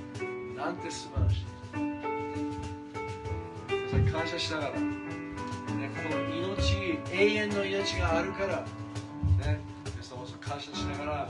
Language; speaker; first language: Japanese; non-native, fluent; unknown